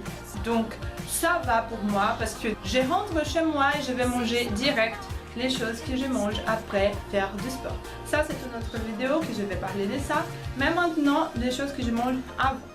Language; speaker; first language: French; non-native, fluent; Portuguese